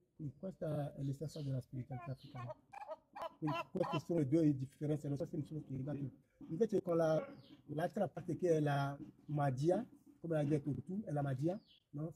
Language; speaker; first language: Italian; non-native, fluent; Ewe